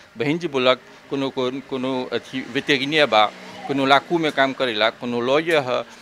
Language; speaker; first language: Bhojpuri; native; Bhojpuri